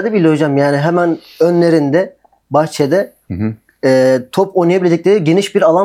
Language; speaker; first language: Turkish; native; Turkish